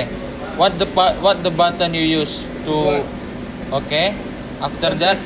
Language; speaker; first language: English; non-native, learner; Indonesian